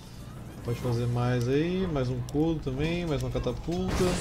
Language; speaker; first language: Portuguese; native; Portuguese